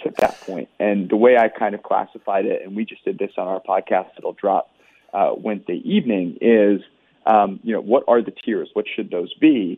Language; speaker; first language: English; native; English